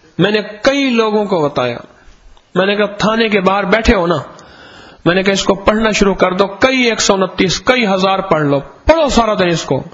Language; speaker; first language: Urdu; non-native, local second language; Punjabi